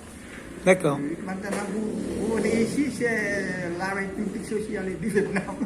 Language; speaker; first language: French; non-native, learner; Vietnamese